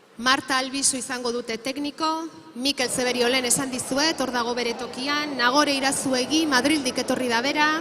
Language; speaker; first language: Basque; native; Basque